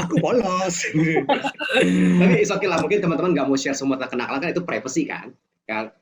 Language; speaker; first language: Indonesian; native; Indonesian